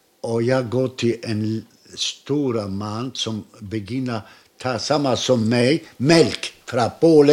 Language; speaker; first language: Swedish; non-native, learner; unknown